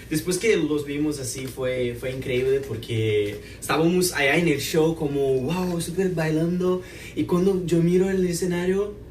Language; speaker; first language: Spanish; non-native, fluent; Portuguese